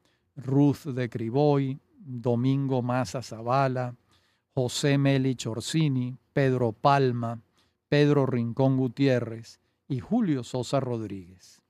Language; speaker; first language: Spanish; native; Spanish